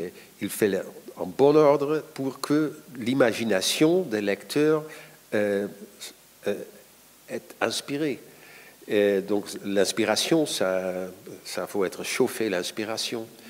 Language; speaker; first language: French; non-native, fluent; Dutch